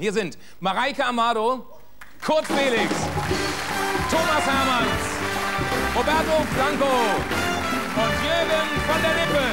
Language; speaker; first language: German; native; German